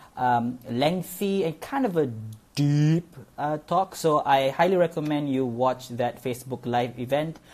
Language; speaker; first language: English; non-native, local second language; Malay